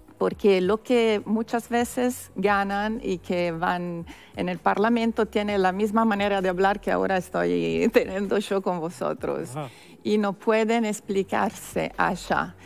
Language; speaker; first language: Spanish; non-native, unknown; Italian